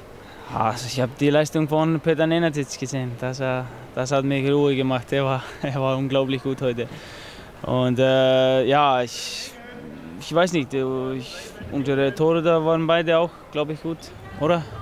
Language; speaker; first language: German; non-native, fluent; Icelandic